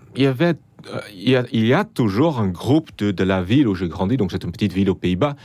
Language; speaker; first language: French; non-native, fluent; Dutch